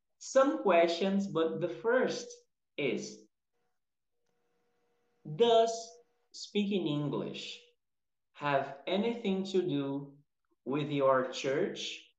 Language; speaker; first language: English; non-native, fluent; Portuguese